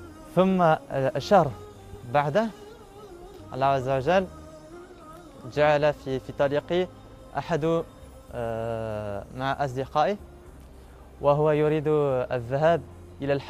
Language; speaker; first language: Arabic; non-native, learner; French